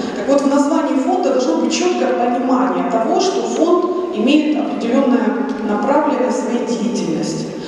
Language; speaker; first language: Russian; non-native, local second language; Ukrainian